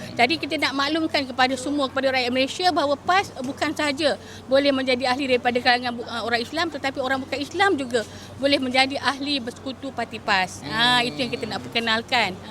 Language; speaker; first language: Malay; native; Malay